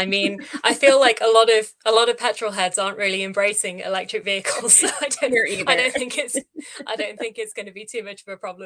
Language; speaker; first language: English; native; English